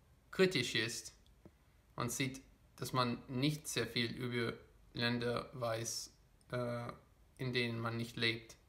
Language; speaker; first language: German; non-native, fluent; English